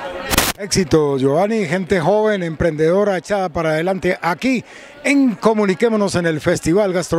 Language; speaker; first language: Spanish; native; Spanish